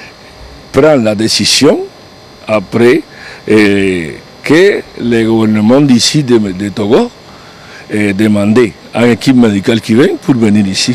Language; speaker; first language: French; non-native, learner; Spanish